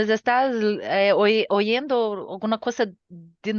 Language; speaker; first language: Spanish; non-native, learner; Portuguese